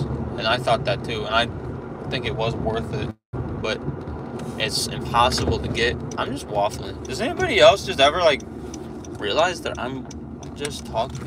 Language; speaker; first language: English; native; English